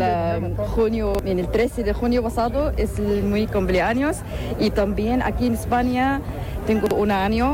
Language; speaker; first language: Spanish; non-native, learner; Arabic